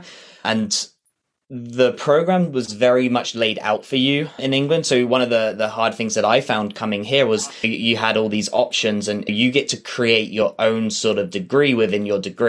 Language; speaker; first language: English; native; English